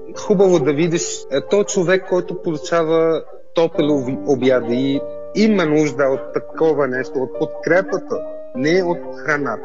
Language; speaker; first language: Bulgarian; non-native, fluent; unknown